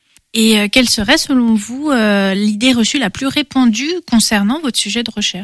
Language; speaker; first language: French; native; French